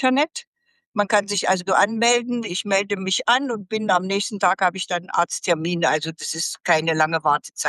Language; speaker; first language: German; native; German